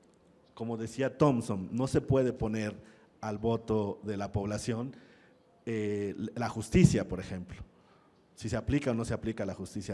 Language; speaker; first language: Spanish; native; Spanish